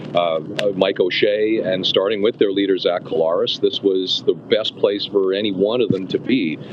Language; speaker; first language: English; native; English